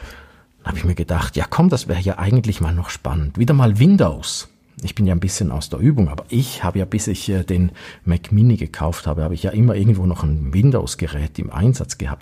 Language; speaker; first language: German; native; German